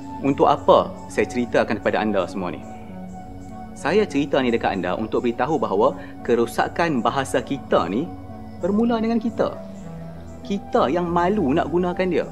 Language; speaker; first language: Malay; native; Malay